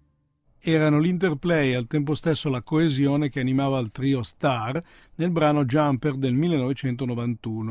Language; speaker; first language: Italian; native; Italian